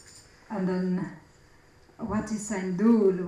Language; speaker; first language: Dutch; non-native, learner; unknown